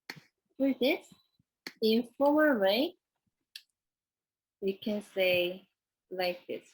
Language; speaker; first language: English; non-native, fluent; Korean